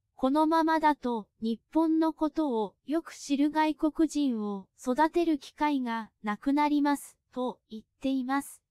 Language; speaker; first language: Japanese; non-native, fluent; Cantonese